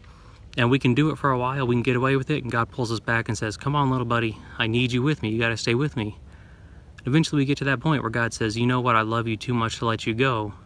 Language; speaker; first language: English; native; English